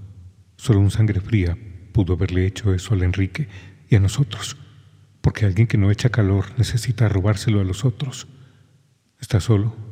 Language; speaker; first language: Spanish; native; Spanish